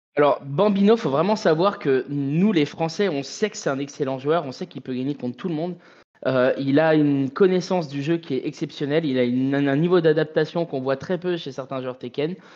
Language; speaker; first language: French; native; French